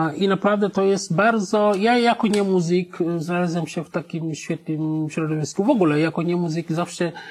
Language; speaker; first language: Polish; non-native, fluent; Wolof